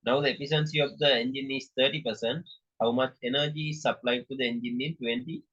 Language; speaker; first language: English; non-native, local second language; Sinhala